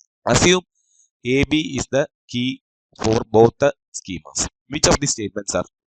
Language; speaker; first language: English; non-native, local second language; Malayalam